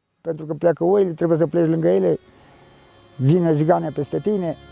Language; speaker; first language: Romanian; native; Romanian